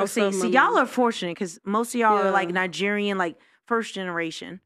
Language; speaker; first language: English; native; English